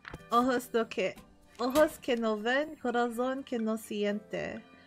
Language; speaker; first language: Spanish; non-native, learner; English